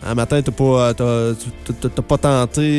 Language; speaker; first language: French; native; French